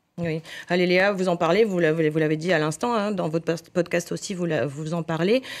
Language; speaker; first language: French; native; French